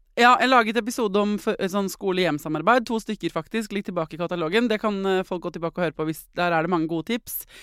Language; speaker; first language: Norwegian; native; Norwegian